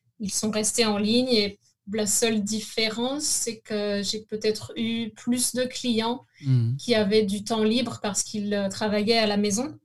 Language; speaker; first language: French; native; French